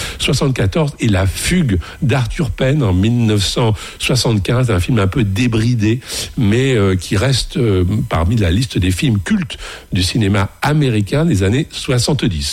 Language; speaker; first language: French; native; French